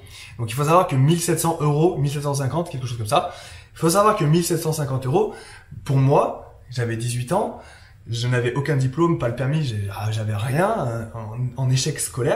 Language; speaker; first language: French; native; French